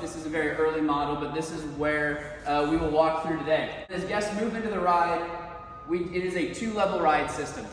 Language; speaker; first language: English; native; English